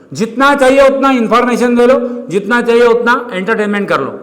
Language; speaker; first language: Hindi; non-native, local second language; Marathi